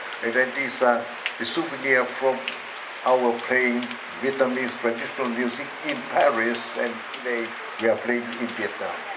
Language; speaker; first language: English; non-native, fluent; Vietnamese